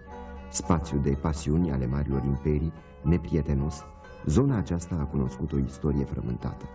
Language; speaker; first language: Romanian; native; Romanian